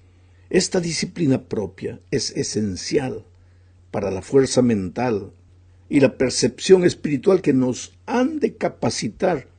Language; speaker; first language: Spanish; native; Spanish